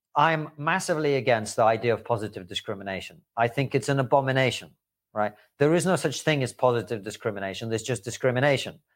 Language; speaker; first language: English; early bilingual, other home language; Russian